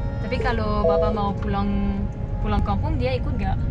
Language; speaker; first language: Indonesian; non-native, learner; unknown